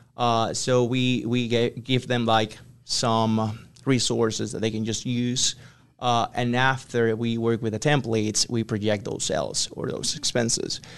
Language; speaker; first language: English; non-native, fluent; Spanish